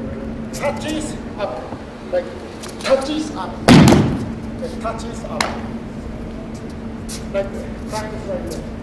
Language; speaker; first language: English; non-native, learner; Spanish